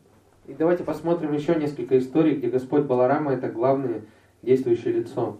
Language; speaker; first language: Russian; native; Russian